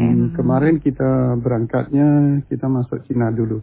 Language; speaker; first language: Indonesian; early bilingual, heritage; Chinese